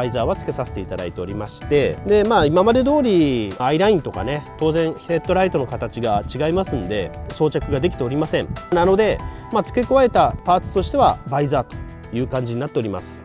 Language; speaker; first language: Japanese; native; Japanese